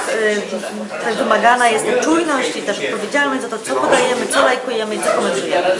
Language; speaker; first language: Polish; native; Polish